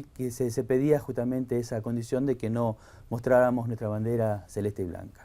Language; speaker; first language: Spanish; native; Spanish